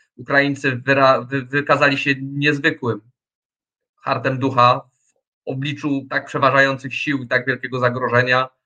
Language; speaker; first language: Polish; native; Polish